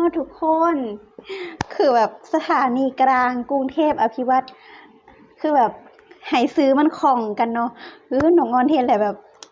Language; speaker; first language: Thai; non-native, local second language; Lao